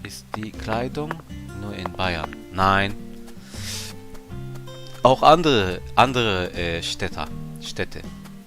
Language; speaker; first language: German; non-native, fluent; Japanese